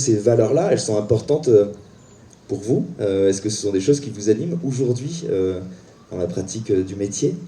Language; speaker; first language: French; native; French